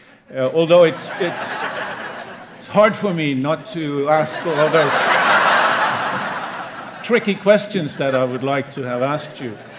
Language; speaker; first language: English; non-native, fluent; Norwegian